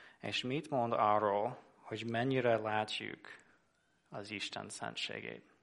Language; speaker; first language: Hungarian; non-native, fluent; English